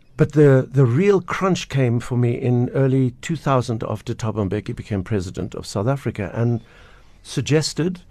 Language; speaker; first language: English; native; English